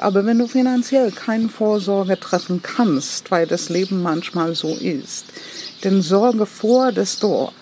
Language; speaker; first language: German; non-native, fluent; English